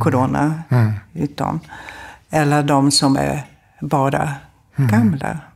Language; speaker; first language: Swedish; non-native, fluent; German